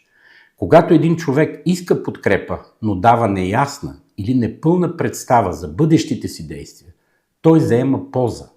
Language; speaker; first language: Bulgarian; native; Bulgarian